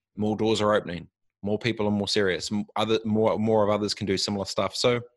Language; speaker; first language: English; native; English